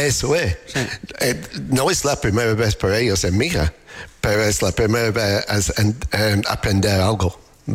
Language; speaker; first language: Spanish; non-native, learner; English